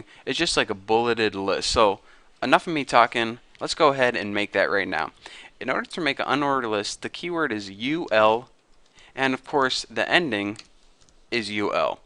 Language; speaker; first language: English; native; English